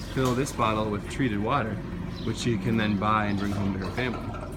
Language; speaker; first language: English; native; English